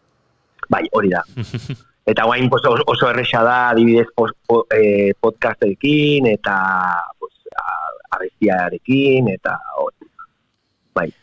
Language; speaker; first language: Basque; non-native, local second language; Spanish